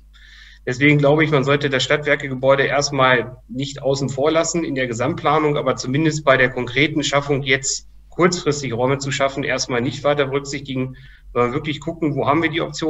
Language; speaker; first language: German; native; German